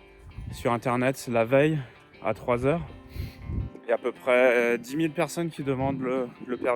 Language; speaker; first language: French; native; French